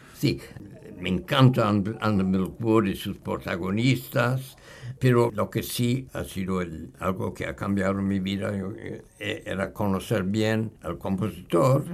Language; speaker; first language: Spanish; non-native, fluent; English